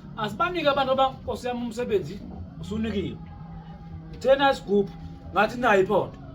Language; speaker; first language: Zulu; native; Zulu